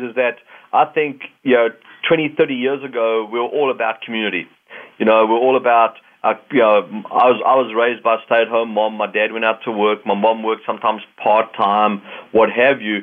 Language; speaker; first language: English; native; English